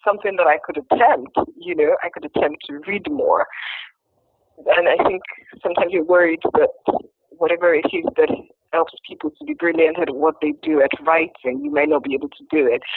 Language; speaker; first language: English; non-native, local second language; Yoruba